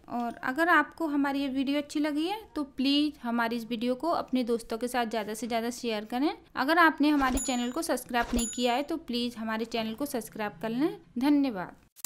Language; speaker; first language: Hindi; native; Hindi